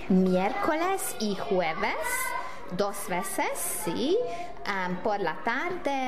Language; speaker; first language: Spanish; non-native, learner; English